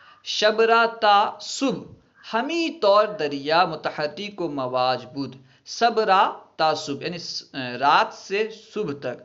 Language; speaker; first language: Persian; non-native, fluent; Urdu